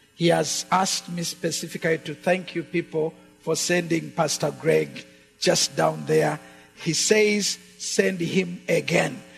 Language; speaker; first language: English; non-native, local second language; Ganda